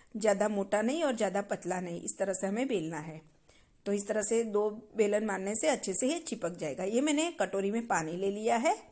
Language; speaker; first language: Hindi; non-native, local second language; Gujarati